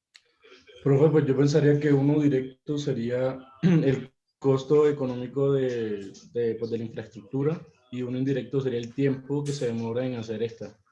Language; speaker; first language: Spanish; native; Spanish